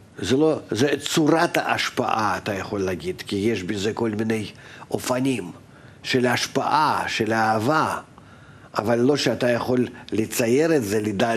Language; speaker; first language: Hebrew; non-native, fluent; Russian